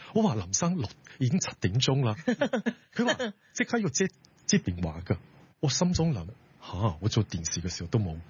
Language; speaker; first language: Cantonese; non-native, fluent; Chinese